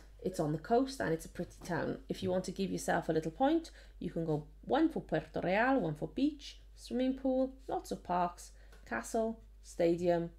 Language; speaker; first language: English; native; English